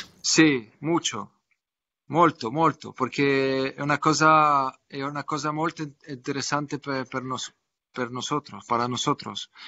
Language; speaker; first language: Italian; non-native, learner; French